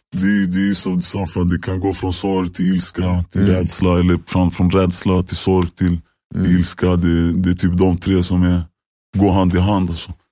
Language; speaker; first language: Swedish; native; Swedish